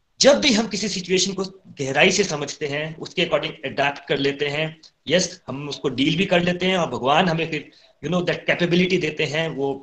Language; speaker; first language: Hindi; native; Hindi